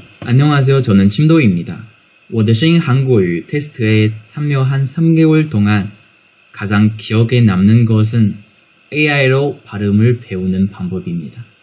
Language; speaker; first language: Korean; non-native, learner; Chinese